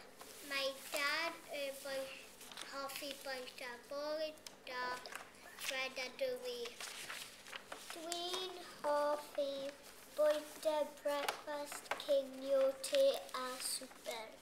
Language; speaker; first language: Welsh; non-native, local second language; English